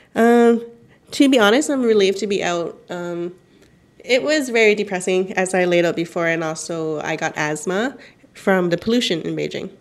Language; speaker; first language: English; non-native, fluent; Cantonese